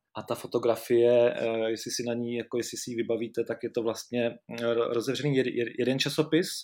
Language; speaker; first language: Czech; native; Czech